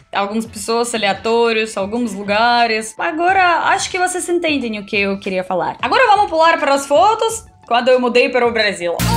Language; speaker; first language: Portuguese; non-native, fluent; Russian